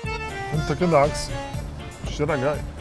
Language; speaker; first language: Arabic; native; Arabic